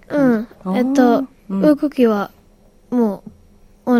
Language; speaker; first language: Japanese; early bilingual, heritage; Japanese